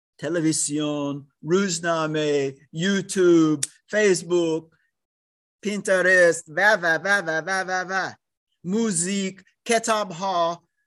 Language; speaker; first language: Persian; non-native, learner; English